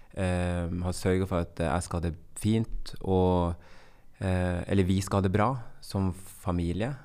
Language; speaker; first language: Norwegian; native; Norwegian